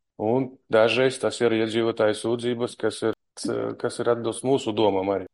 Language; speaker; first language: Latvian; non-native, local second language; Russian